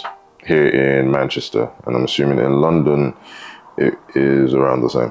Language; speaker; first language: English; native; English